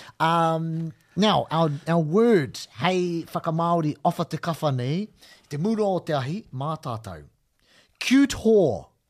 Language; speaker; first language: Māori; non-native, local second language; English